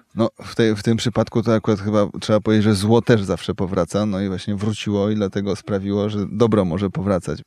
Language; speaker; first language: Polish; native; Polish